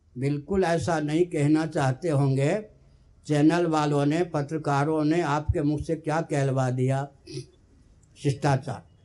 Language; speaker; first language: Hindi; non-native, local second language; Maithili